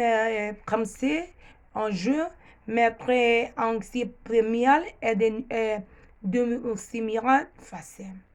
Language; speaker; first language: French; non-native, learner; Spanish